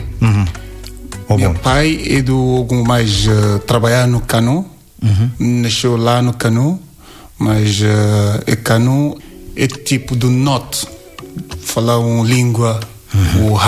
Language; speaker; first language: Portuguese; non-native, learner; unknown